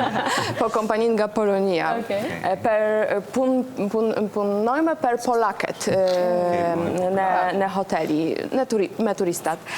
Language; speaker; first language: Albanian; non-native, learner; Polish